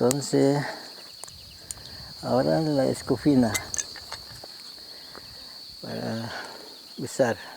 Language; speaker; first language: Spanish; non-native, local second language; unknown